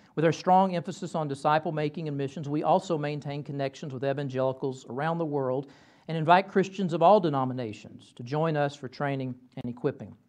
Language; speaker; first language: English; native; English